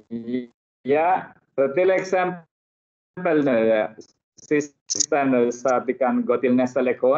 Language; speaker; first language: Swedish; non-native, fluent; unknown